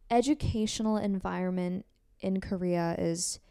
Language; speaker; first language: English; non-native, fluent; Korean